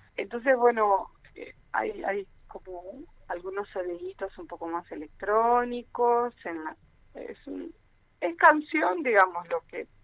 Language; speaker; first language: Spanish; early bilingual, other home language; Portuguese